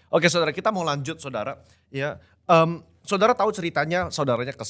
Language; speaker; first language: Indonesian; native; Indonesian